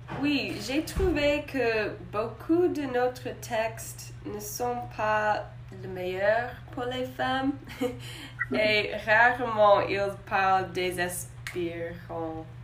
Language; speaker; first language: French; non-native, learner; English